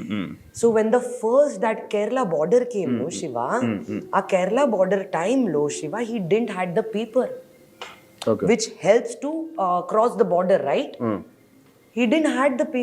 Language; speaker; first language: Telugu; non-native, local second language; Hindi